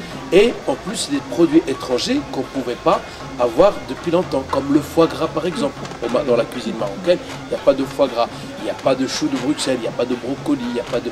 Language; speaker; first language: French; non-native, local second language; Arabic